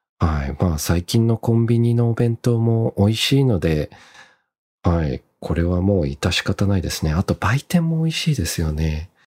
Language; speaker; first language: Japanese; early bilingual, heritage; Japanese